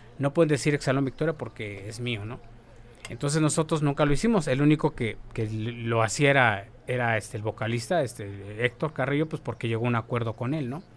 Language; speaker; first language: Spanish; native; Spanish